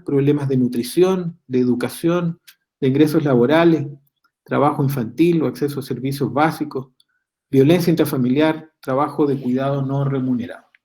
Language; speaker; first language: Spanish; native; Spanish